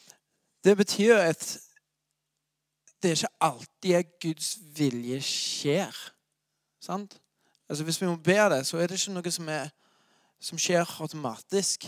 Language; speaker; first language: Norwegian; non-native, fluent; English